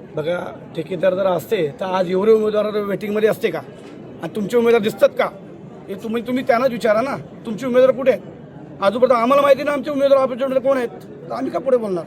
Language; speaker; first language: Marathi; native; Marathi